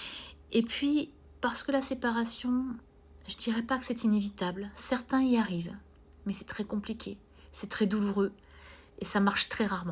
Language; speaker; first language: French; native; French